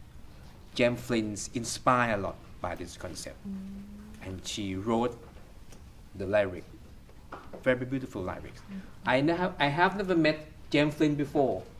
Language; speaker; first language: English; non-native, fluent; Thai